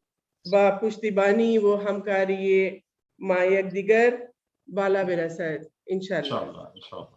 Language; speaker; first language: Persian; non-native, fluent; Urdu